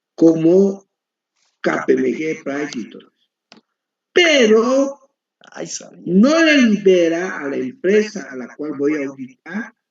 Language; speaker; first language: Spanish; native; Spanish